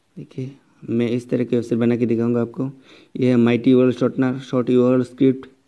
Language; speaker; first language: Hindi; non-native, local second language; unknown